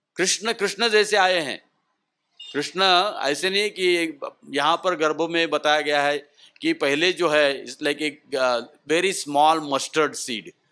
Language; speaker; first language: Hindi; non-native, local second language; Marathi